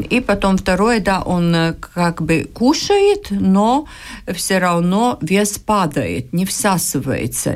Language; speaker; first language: Russian; non-native, local second language; Latvian